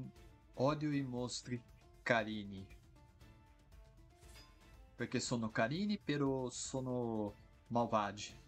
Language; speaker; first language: Italian; non-native, learner; Portuguese